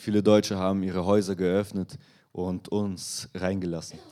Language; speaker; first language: German; non-native, fluent; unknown